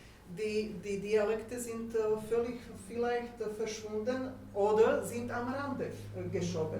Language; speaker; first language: German; non-native, fluent; Slovak